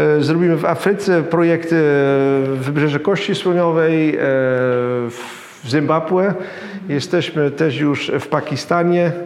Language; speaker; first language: Polish; non-native, fluent; Dutch